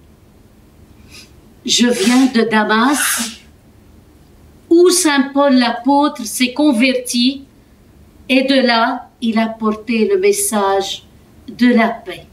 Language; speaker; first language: French; non-native, fluent; Arabic